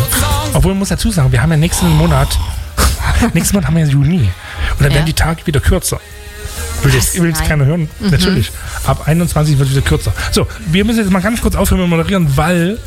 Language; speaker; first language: German; native; German